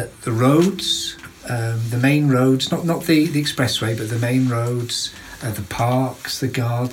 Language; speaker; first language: English; native; English